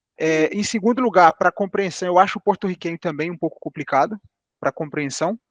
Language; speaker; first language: Portuguese; native; Portuguese